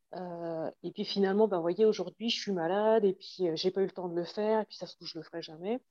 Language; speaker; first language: French; native; French